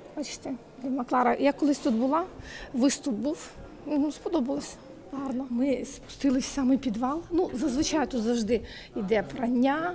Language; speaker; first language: Ukrainian; native; Ukrainian